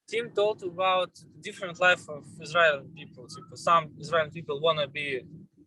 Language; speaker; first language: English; non-native, learner; Russian